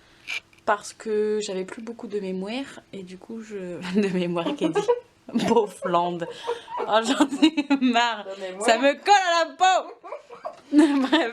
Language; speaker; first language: French; native; French